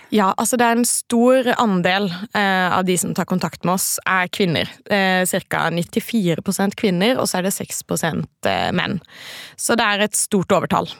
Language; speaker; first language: Norwegian; native; Norwegian